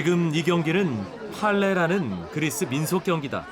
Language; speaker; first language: Korean; native; Korean